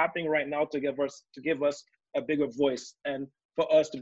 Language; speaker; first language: English; non-native, fluent; French